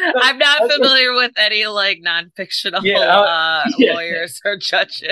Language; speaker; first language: English; native; English